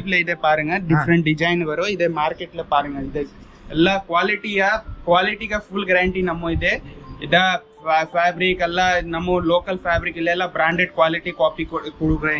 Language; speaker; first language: Tamil; non-native, learner; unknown